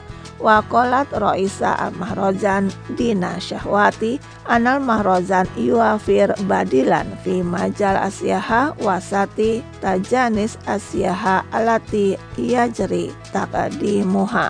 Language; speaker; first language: Arabic; non-native, fluent; Indonesian